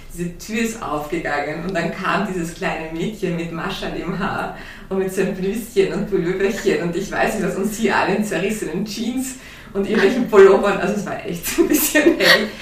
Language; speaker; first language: German; early bilingual, heritage; German